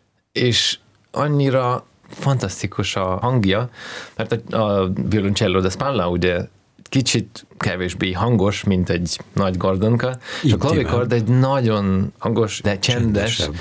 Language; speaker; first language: Hungarian; non-native, fluent; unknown